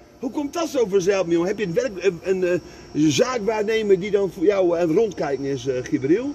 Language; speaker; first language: Dutch; native; Dutch